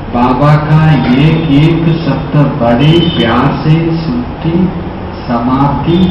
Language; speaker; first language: Hindi; non-native, local second language; Tamil